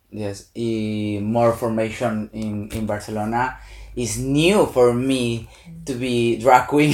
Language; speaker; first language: English; non-native, learner; Spanish